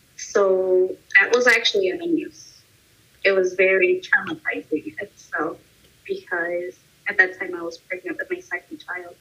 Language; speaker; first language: English; early bilingual, other home language; Spanish